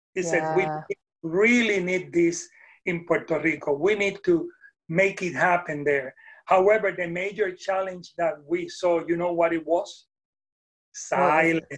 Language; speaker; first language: English; non-native, fluent; Spanish